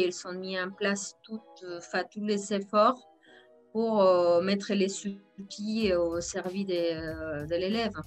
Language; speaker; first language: French; non-native, fluent; Spanish